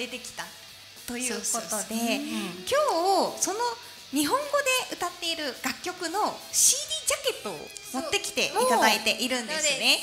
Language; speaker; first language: Japanese; native; Japanese